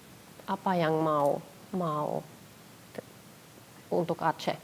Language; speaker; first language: Indonesian; non-native, fluent; Finnish